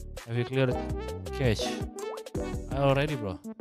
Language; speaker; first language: English; non-native, learner; Indonesian